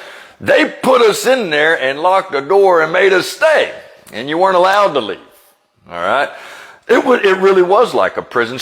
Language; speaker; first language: English; native; English